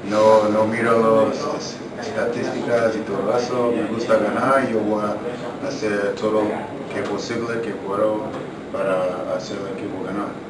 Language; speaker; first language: Spanish; non-native, learner; English